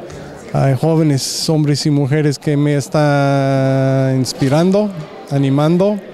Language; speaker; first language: Spanish; non-native, fluent; English